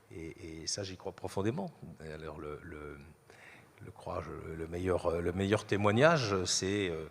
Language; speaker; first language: French; native; French